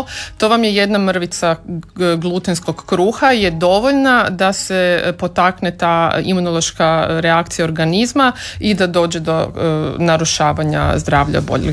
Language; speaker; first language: Serbian; native; Serbian